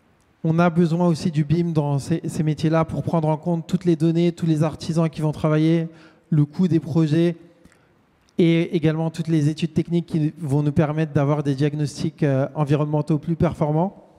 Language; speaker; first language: French; native; French